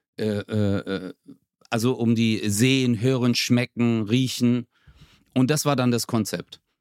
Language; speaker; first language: German; early bilingual, other home language; Turkish